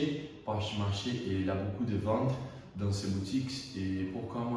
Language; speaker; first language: French; non-native, learner; Portuguese